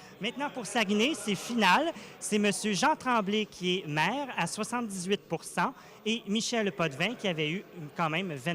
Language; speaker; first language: French; native; French